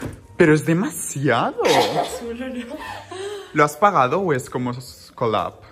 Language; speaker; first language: Spanish; native; Spanish